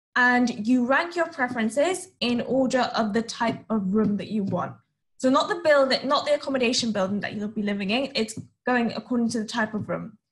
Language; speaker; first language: English; native; English